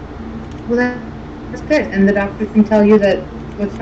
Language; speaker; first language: English; native; English